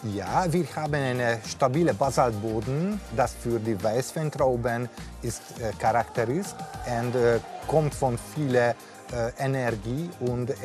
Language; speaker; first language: German; non-native, learner; Hungarian